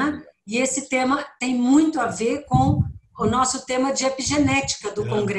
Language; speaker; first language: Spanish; non-native, learner; Portuguese